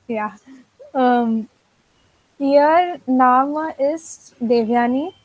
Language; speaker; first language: German; non-native, learner; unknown